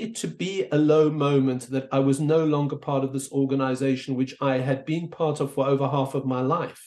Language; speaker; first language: English; native; English